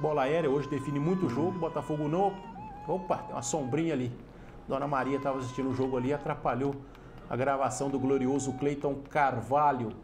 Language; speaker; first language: Portuguese; native; Portuguese